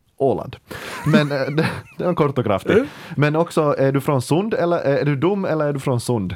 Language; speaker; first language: Swedish; native; Swedish